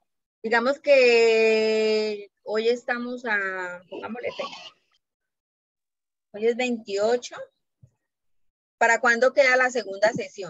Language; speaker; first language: Spanish; native; Spanish